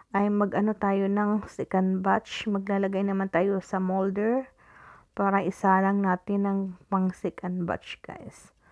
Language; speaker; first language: Filipino; non-native, local second language; Cebuano